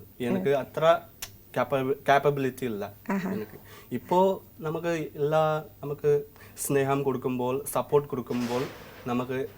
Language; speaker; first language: Malayalam; non-native, learner; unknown